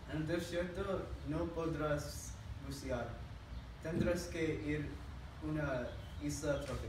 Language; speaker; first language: Spanish; non-native, learner; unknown